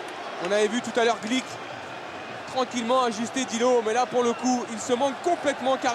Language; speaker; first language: French; native; French